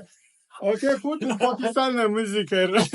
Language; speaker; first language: English; non-native, learner; Ingush